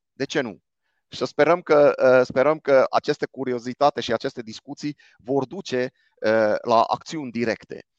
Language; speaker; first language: Romanian; non-native, local second language; Hungarian